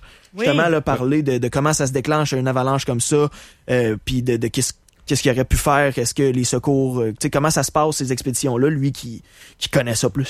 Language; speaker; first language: French; native; French